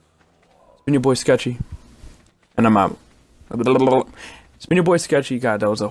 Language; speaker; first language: English; native; English